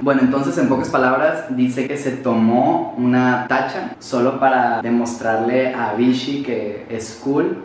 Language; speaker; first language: Spanish; native; Spanish